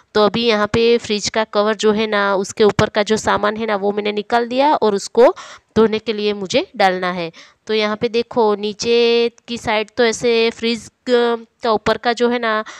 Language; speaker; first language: Hindi; non-native, local second language; Gujarati